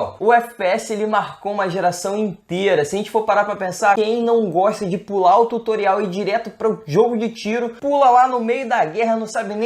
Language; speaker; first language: Portuguese; native; Portuguese